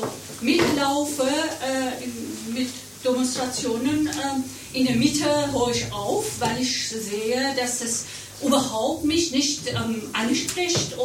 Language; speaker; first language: German; non-native, learner; Persian